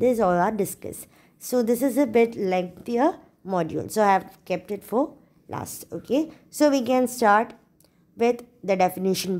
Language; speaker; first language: English; non-native, local second language; Malayalam